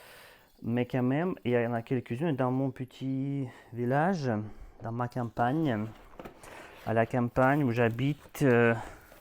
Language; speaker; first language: French; non-native, fluent; Russian